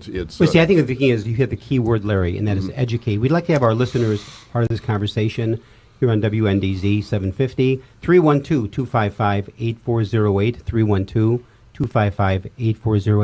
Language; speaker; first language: English; native; English